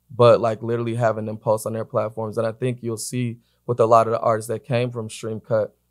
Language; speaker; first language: English; native; English